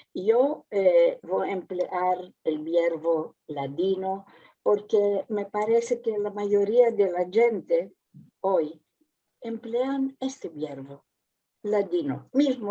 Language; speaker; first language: Spanish; early bilingual, heritage; Ladino